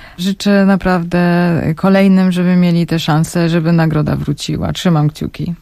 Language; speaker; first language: Polish; native; Polish